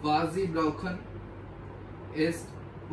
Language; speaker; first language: German; non-native, learner; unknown